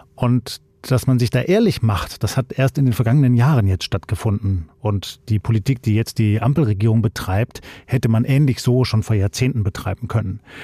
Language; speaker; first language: German; native; German